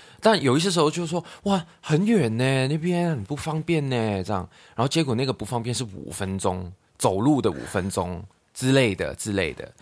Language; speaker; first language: Chinese; non-native, local second language; Cantonese